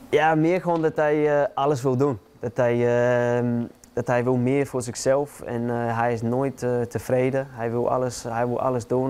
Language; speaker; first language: Dutch; non-native, fluent; English